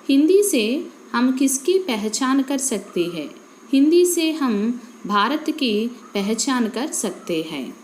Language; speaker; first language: Hindi; non-native, local second language; Telugu